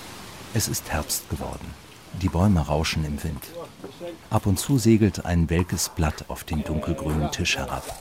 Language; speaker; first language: German; native; German